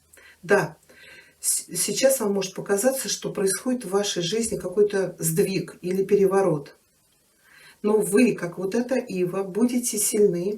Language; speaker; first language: Russian; native; Russian